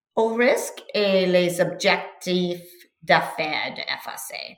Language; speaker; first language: French; non-native, learner; English